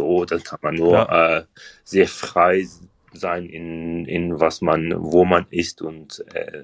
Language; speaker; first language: German; non-native, learner; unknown